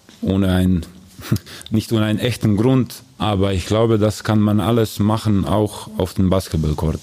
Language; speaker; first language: German; non-native, learner; Croatian